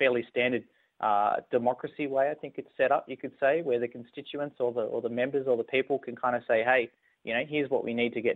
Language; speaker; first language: English; native; English